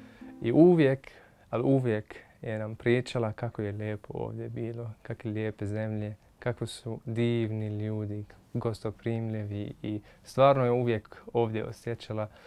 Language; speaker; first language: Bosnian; non-native, fluent; Arabic